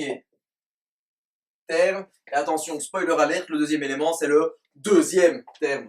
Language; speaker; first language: French; native; French